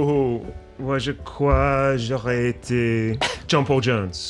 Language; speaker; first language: French; non-native, fluent; English